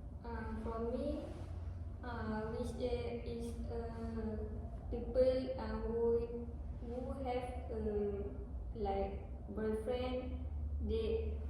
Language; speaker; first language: English; non-native, learner; Malay